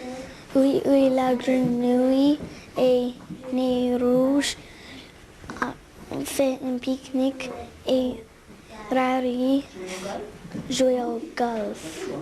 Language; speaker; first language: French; non-native, learner; English